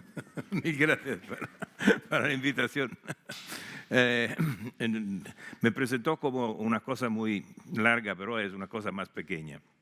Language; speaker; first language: Spanish; non-native, fluent; Italian